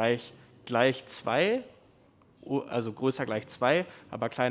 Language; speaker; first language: German; native; German